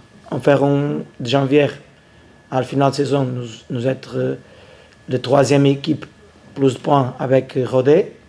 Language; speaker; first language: French; non-native, learner; Portuguese